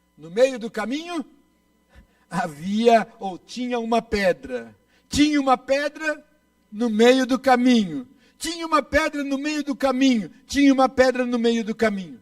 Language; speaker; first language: Portuguese; native; Portuguese